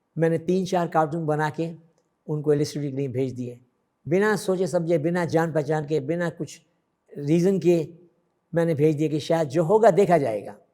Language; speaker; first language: Hindi; early bilingual, other home language; Sindhi